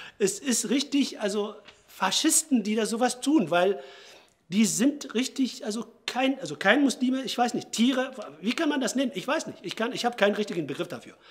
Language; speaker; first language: German; non-native, fluent; Arabic